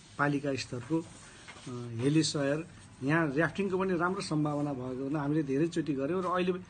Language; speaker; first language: Nepali; native; Nepali